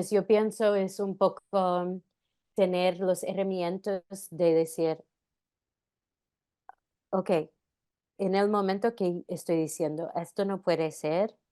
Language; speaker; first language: Spanish; non-native, fluent; English